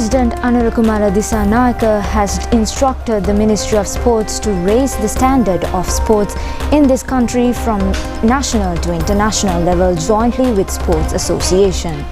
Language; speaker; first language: English; non-native, local second language; Sinhala